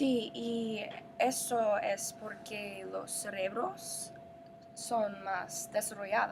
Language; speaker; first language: Spanish; non-native, learner; English